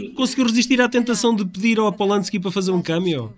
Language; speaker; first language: Portuguese; native; Portuguese